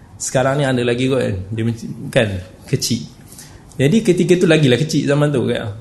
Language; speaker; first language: Malay; native; Malay